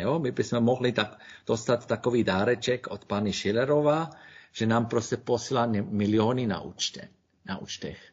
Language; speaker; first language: Czech; non-native, fluent; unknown